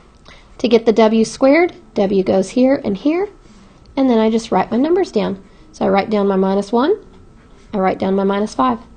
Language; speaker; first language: English; native; English